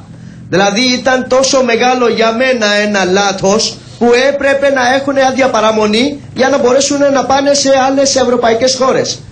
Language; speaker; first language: Greek; non-native, learner; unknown